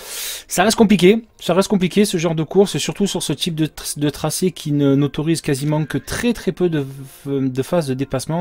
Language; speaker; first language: French; native; French